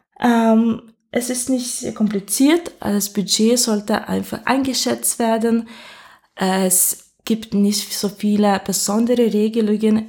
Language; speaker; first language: German; non-native, fluent; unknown